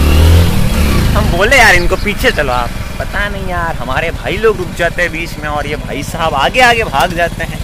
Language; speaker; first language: Hindi; native; Hindi